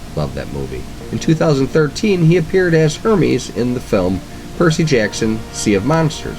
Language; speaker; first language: English; native; English